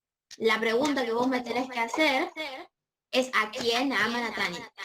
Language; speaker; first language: Spanish; native; Spanish